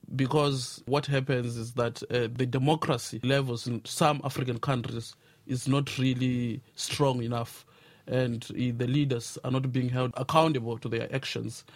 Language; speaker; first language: English; non-native, local second language; Tsonga